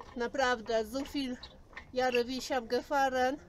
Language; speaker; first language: German; non-native, learner; Polish